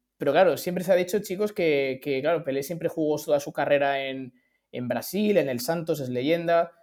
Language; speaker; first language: Spanish; native; Spanish